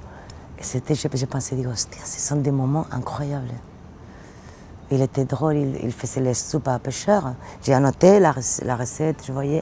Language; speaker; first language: French; non-native, learner; Spanish